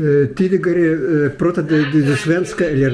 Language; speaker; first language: Swedish; non-native, learner; Russian